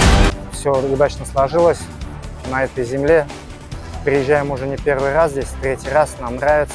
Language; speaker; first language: Russian; non-native, fluent; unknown